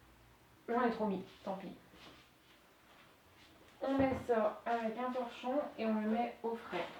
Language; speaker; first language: French; native; French